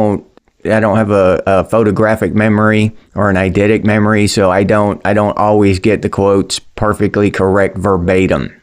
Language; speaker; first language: English; native; English